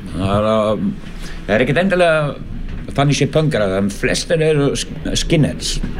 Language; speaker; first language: Icelandic; non-native, fluent; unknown